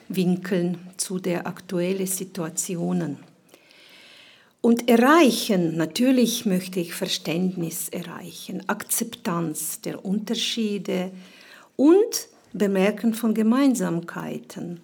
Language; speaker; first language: German; non-native, fluent; Ukrainian